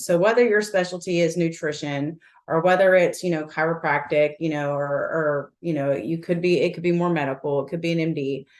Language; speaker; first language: English; native; English